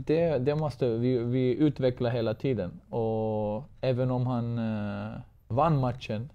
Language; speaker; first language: Swedish; non-native, fluent; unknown